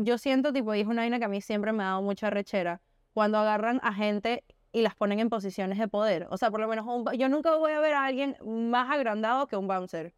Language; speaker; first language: Spanish; native; Spanish